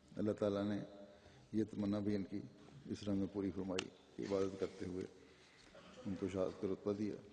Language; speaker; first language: Urdu; native; Urdu